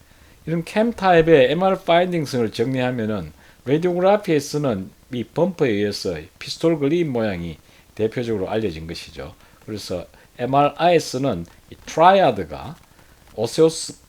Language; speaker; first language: Korean; native; Korean